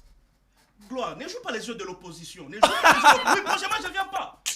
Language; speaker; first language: French; non-native, local second language; Lingala